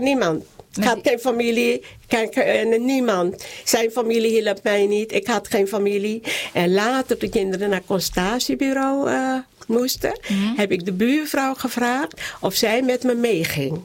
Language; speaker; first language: Dutch; non-native, local second language; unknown